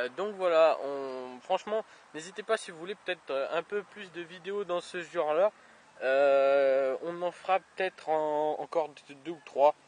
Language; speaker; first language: French; native; French